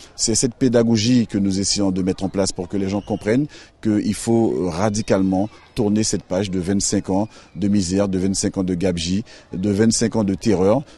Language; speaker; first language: French; native; French